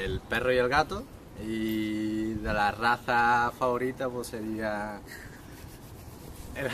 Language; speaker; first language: Spanish; early bilingual, other home language; Chinese